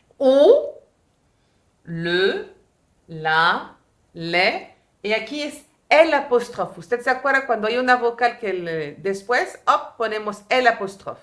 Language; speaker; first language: Spanish; non-native, fluent; French